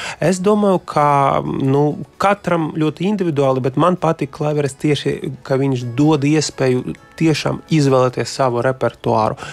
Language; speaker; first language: Latvian; non-native, local second language; Russian